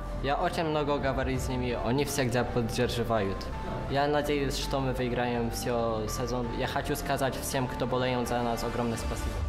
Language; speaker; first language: Russian; non-native, learner; Polish